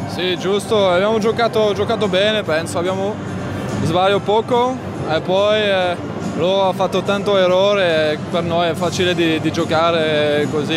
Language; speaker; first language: Italian; non-native, learner; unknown